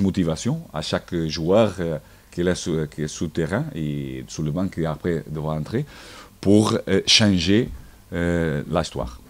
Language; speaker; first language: French; non-native, learner; Portuguese